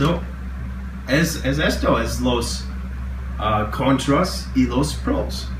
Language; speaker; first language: Spanish; non-native, learner; English